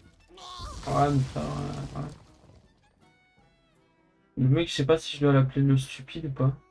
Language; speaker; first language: French; native; French